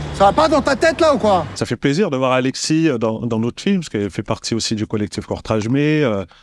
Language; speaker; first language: French; native; French